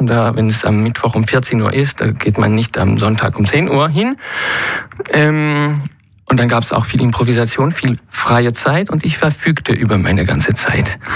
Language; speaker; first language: German; non-native, fluent; French